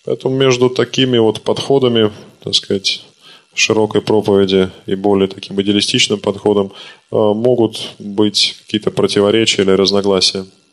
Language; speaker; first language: Russian; native; Russian